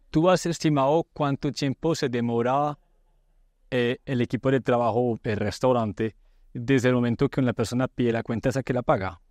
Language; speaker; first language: Spanish; non-native, fluent; French